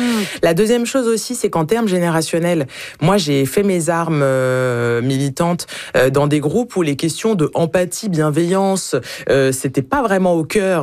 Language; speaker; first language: French; native; French